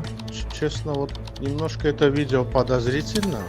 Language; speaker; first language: Russian; non-native, fluent; Azerbaijani